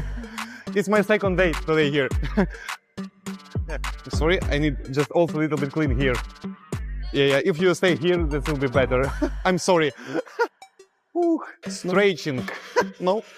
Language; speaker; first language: English; non-native, learner; Russian